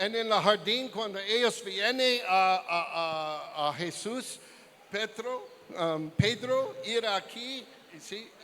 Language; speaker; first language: Spanish; non-native, learner; English